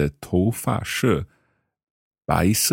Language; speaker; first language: Chinese; non-native, learner; English